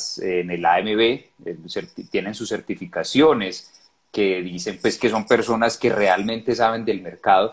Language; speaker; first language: Spanish; native; Spanish